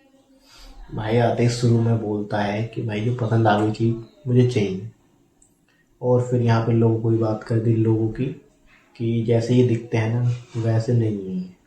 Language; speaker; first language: Hindi; native; Hindi